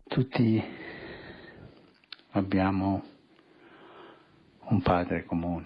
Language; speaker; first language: Italian; non-native, fluent; Spanish